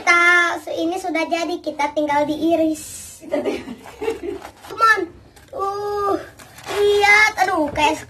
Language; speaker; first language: Indonesian; native; Indonesian